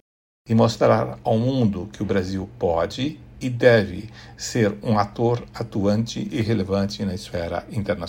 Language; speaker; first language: Portuguese; native; Portuguese